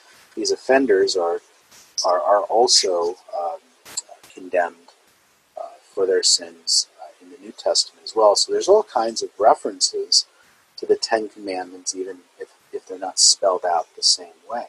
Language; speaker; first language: English; native; English